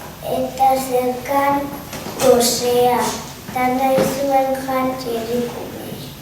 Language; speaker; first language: Basque; non-native, local second language; Spanish